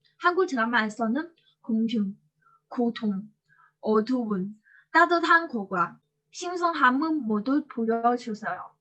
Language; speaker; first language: Korean; non-native, learner; Chinese